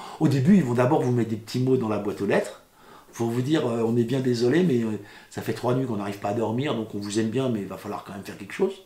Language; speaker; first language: French; native; French